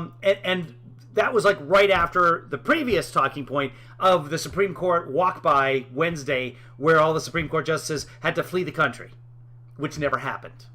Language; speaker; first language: English; native; English